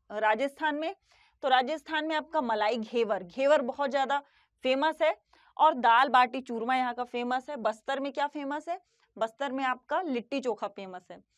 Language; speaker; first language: Hindi; native; Hindi